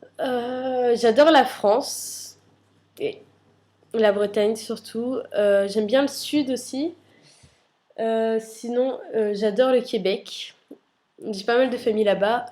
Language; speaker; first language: French; early bilingual, other home language; Arabic